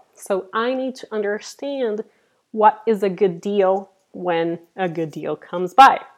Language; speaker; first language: English; non-native, fluent; Portuguese